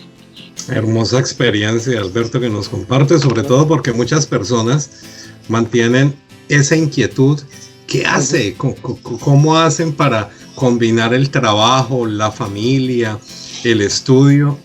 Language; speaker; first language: Spanish; native; Spanish